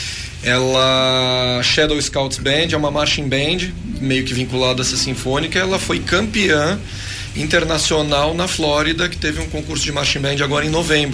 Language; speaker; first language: Portuguese; native; Portuguese